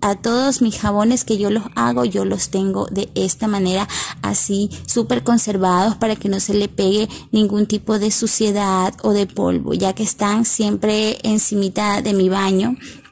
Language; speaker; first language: Spanish; native; Spanish